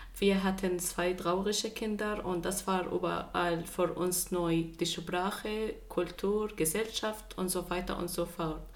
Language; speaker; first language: German; non-native, fluent; Arabic